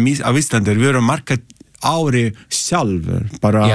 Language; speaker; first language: Icelandic; non-native, learner; Italian